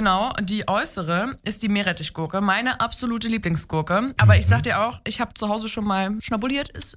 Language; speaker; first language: German; native; German